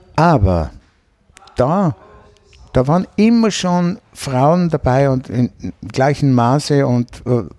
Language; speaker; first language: German; native; German